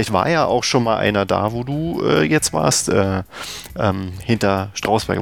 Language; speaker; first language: German; native; German